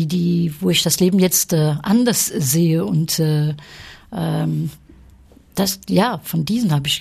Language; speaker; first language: German; early bilingual, heritage; French